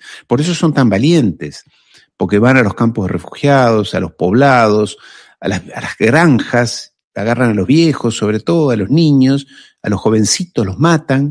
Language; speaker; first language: Spanish; native; Spanish